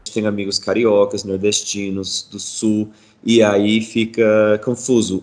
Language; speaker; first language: Portuguese; non-native, fluent; English